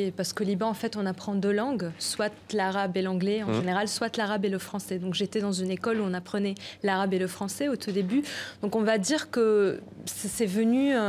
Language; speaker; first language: French; non-native, local second language; Arabic